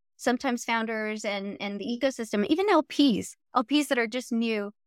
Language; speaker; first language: English; native; English